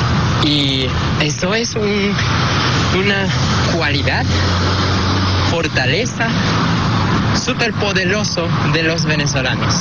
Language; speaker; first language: Spanish; non-native, fluent; Japanese